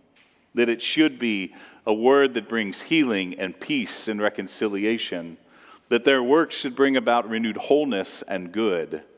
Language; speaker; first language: English; native; English